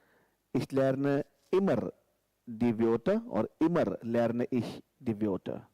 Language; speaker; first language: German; non-native, fluent; Hindi